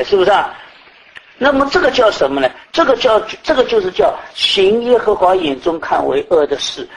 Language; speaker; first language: Chinese; native; Chinese